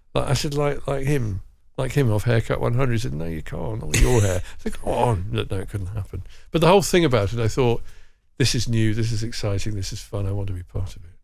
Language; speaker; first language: English; native; English